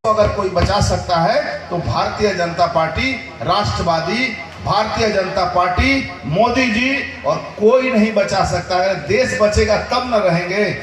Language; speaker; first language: Hindi; native; Hindi